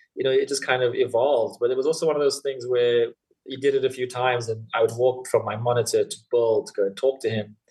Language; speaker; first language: English; native; English